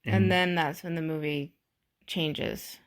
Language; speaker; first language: English; native; English